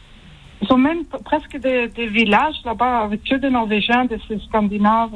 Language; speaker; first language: French; early bilingual, heritage; French